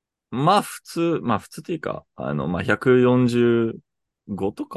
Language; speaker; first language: Japanese; non-native, fluent; English